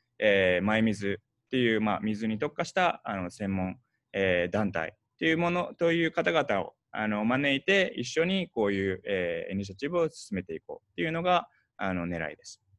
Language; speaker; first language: Japanese; early bilingual, heritage; Japanese